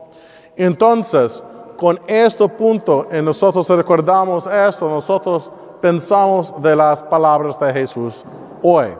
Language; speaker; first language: Spanish; non-native, learner; English